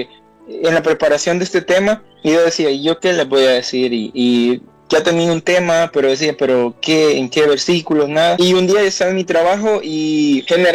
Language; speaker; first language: Spanish; native; Spanish